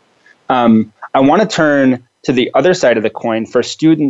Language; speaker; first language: English; native; English